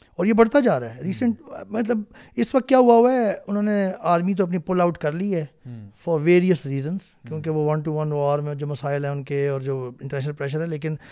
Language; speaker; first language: Urdu; native; Urdu